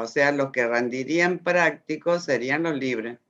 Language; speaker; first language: Spanish; native; Spanish